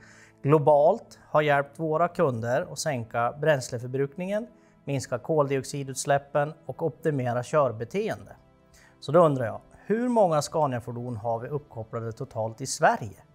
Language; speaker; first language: Swedish; native; Swedish